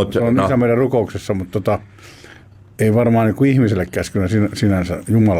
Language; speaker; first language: Finnish; native; Finnish